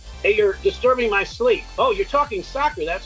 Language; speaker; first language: English; native; English